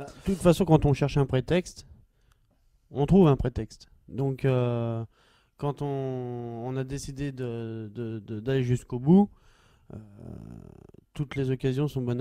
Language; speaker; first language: French; native; French